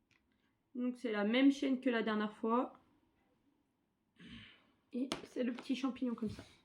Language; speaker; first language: French; native; French